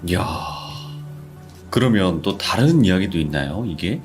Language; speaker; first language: Korean; native; Korean